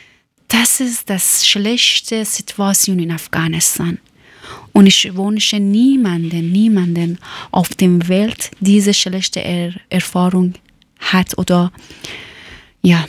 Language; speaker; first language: German; non-native, learner; Persian